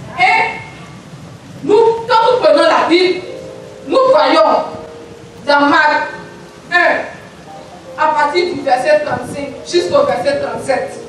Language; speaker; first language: French; non-native, local second language; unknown